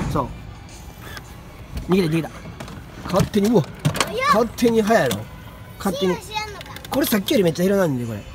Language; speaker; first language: Japanese; native; Japanese